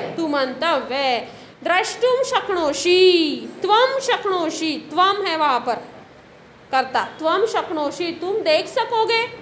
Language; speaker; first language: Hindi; non-native, local second language; Marathi